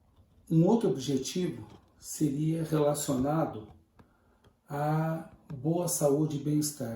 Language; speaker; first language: Portuguese; native; Portuguese